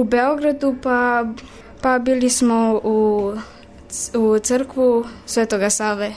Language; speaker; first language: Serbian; early bilingual, heritage; Serbian